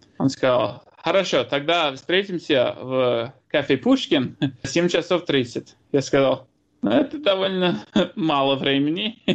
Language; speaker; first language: Russian; non-native, fluent; English